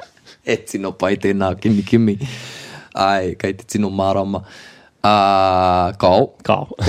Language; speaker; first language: Māori; non-native, local second language; English